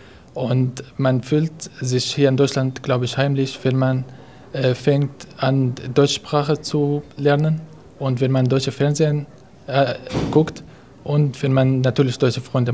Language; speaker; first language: German; non-native, fluent; Arabic